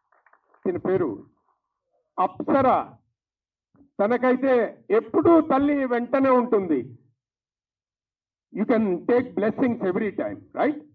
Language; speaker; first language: Telugu; native; Telugu